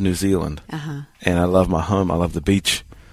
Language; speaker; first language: English; native; English